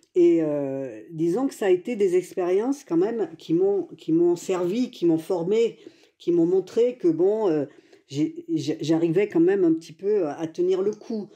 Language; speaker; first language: French; native; French